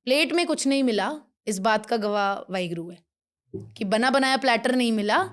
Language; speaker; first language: Hindi; non-native, local second language; Punjabi